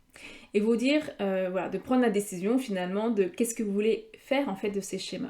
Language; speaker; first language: French; native; French